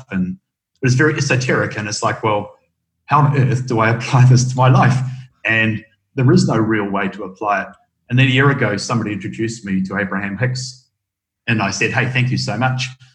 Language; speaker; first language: English; native; English